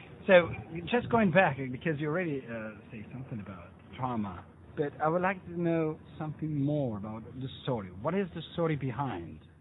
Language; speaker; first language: English; non-native, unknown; Italian